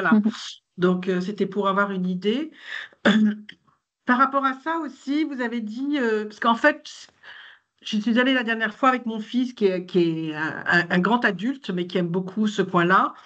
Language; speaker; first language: French; native; French